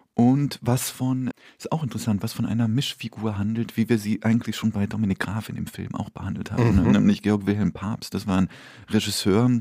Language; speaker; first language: German; early bilingual, other home language; Polish